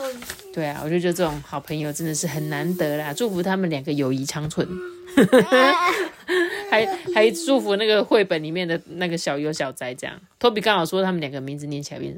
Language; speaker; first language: Chinese; native; Chinese